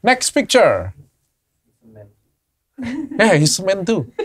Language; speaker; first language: English; non-native, learner; Indonesian